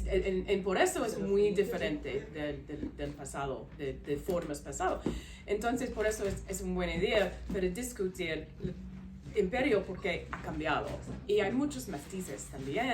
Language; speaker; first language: Spanish; non-native, learner; English